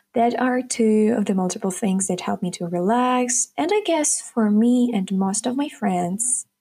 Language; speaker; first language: English; non-native, fluent; Ukrainian